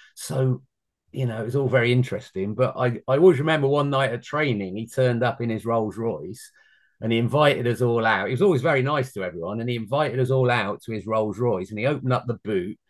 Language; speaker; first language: English; native; English